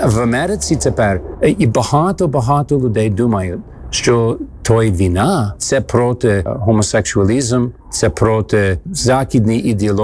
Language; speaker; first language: Ukrainian; early bilingual, heritage; English